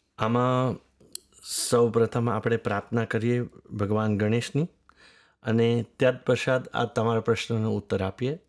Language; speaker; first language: Gujarati; native; Gujarati